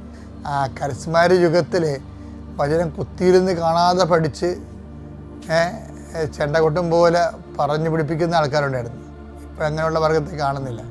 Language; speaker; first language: Malayalam; native; Malayalam